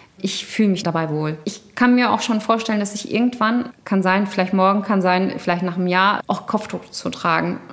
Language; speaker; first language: German; early bilingual, other home language; Turkish